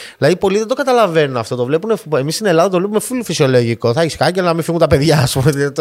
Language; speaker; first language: Greek; native; Greek